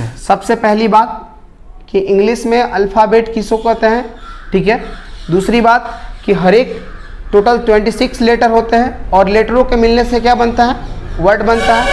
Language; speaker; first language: Hindi; native; Hindi